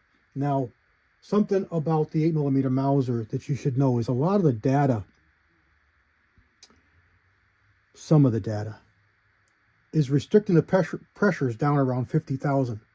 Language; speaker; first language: English; native; English